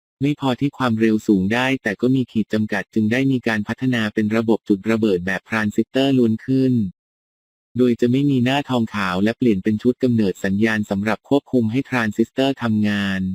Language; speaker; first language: Thai; native; Thai